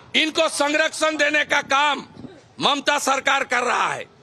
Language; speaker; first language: Hindi; non-native, local second language; Bangla